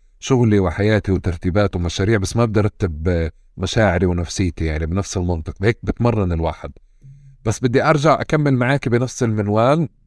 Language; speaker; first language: Arabic; native; Arabic